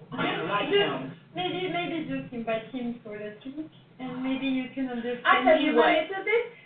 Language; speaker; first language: English; non-native, fluent; Spanish